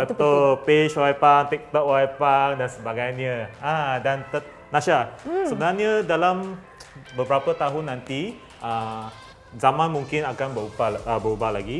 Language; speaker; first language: Malay; native; Malay